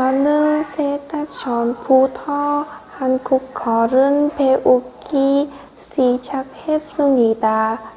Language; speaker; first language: Korean; non-native, learner; Vietnamese